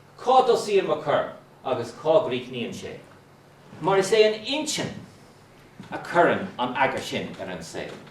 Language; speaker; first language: Irish; non-native, local second language; English